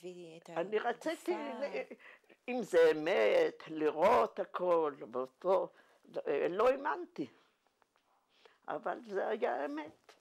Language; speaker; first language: Hebrew; non-native, fluent; Yiddish